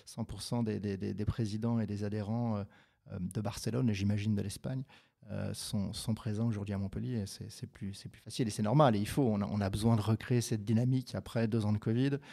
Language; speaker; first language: French; native; French